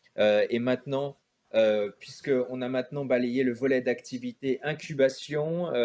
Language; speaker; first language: French; native; French